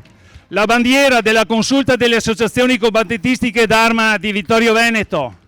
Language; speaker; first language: Italian; native; Italian